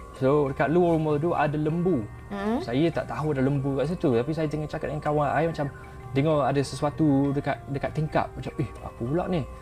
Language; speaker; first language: Malay; non-native, fluent; English